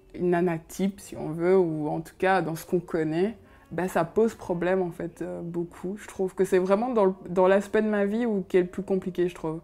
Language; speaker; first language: French; early bilingual, other home language; Kinyarwanda